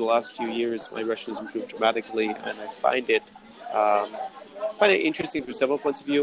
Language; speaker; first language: English; native; English